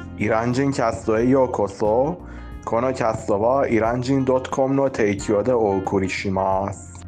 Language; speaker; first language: Japanese; non-native, fluent; Persian